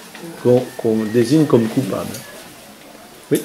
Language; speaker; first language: French; native; French